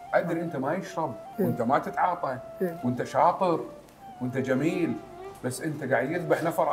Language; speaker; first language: Arabic; native; Arabic